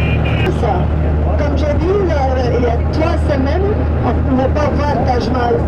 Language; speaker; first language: French; non-native, fluent; Hindi